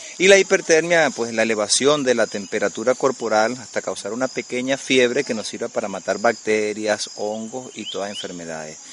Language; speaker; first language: Spanish; native; Spanish